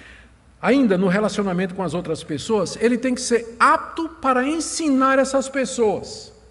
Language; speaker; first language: Portuguese; native; Portuguese